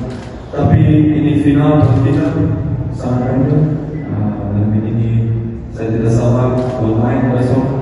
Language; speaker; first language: Indonesian; non-native, fluent; Portuguese